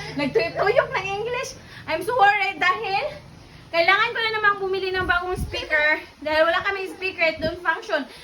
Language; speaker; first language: Filipino; non-native, local second language; Cebuano